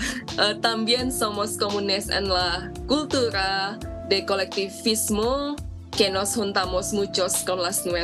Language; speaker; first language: Spanish; non-native, learner; Indonesian